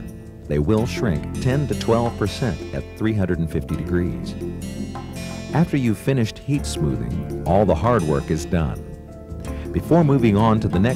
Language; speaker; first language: English; native; English